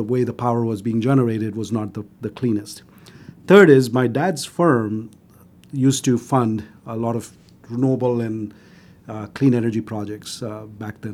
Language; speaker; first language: English; non-native, local second language; Hindi